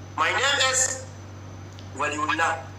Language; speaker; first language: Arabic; non-native, learner; Pashto